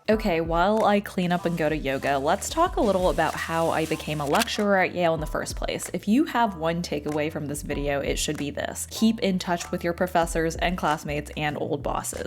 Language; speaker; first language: English; early bilingual, other home language; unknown